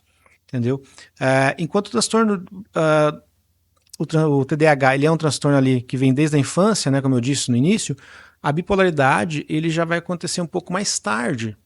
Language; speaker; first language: Portuguese; native; Portuguese